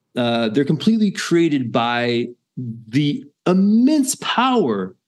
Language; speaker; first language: English; native; English